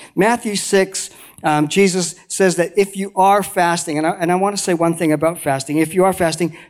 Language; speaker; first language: English; native; English